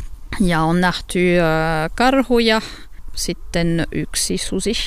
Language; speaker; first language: Finnish; non-native, learner; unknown